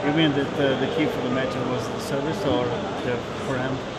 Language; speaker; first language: English; non-native, learner; Italian